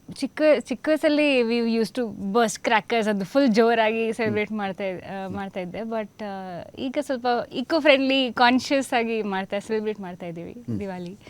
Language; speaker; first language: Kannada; non-native, fluent; Hindi